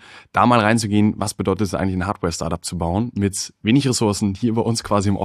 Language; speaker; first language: German; native; German